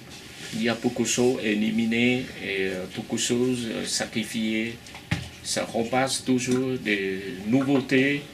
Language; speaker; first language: French; non-native, fluent; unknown